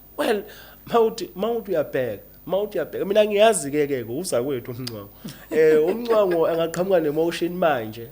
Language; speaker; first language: Zulu; native; Zulu